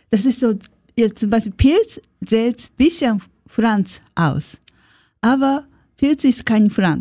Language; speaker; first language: German; non-native, learner; Japanese